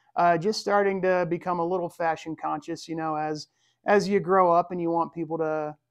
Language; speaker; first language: English; native; English